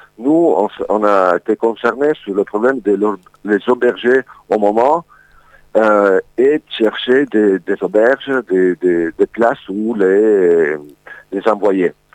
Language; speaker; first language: French; non-native, fluent; Italian